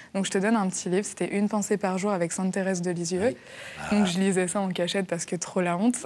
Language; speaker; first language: French; native; French